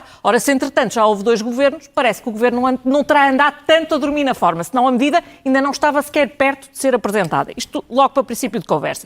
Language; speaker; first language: Portuguese; native; Portuguese